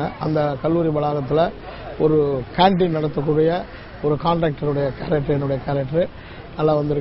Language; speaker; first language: Tamil; native; Tamil